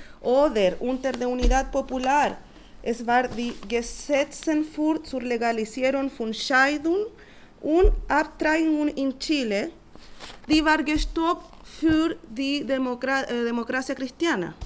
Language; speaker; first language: German; non-native, learner; Spanish